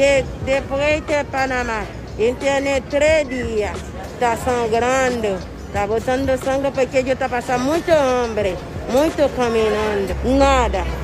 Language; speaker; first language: Spanish; non-native, learner; Haitian Creole